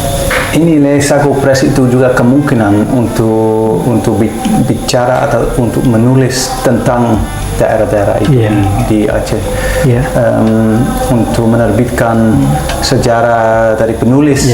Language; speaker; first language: Indonesian; non-native, fluent; Dutch